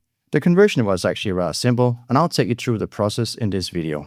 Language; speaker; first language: English; non-native, fluent; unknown